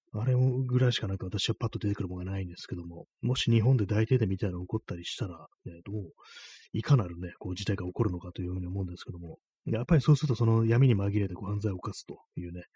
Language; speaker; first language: Japanese; native; Japanese